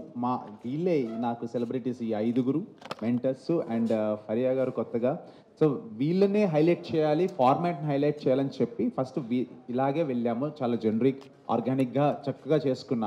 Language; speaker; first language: Telugu; native; Telugu